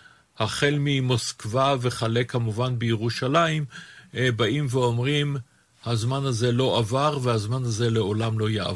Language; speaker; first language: Hebrew; native; Hebrew